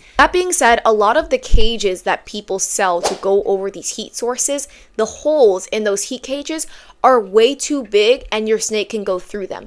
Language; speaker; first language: English; native; English